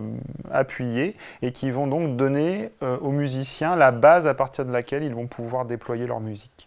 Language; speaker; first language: French; native; French